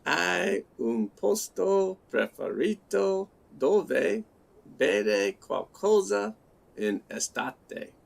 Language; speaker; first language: Italian; non-native, learner; English